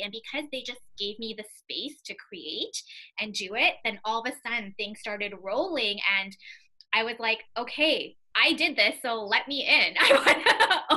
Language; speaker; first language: English; native; English